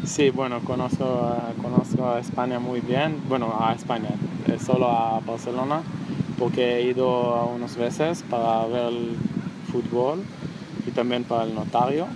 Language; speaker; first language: Spanish; non-native, learner; Hebrew